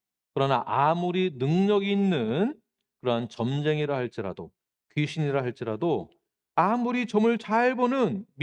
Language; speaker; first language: Korean; native; Korean